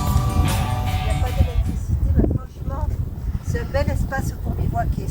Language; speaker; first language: French; native; French